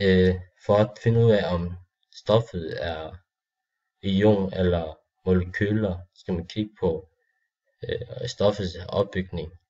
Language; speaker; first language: Danish; non-native, learner; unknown